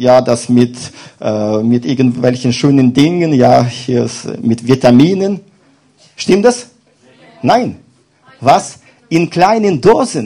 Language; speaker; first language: German; non-native, fluent; Russian